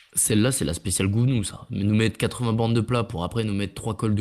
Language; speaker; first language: French; native; French